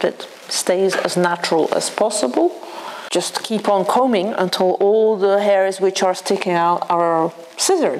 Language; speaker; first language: English; non-native, fluent; Dutch